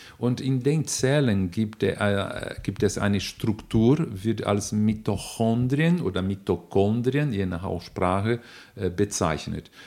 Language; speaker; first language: German; non-native, fluent; Portuguese